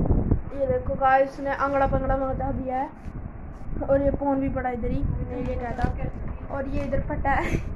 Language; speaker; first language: Hindi; native; Hindi